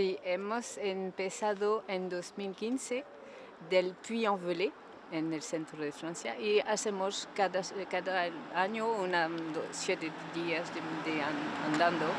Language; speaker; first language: Spanish; non-native, learner; French